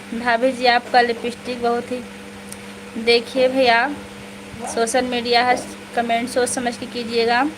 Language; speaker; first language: Hindi; native; Hindi